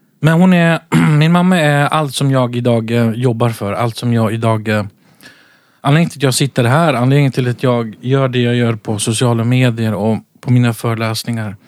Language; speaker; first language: Swedish; early bilingual, other home language; Central Kurdish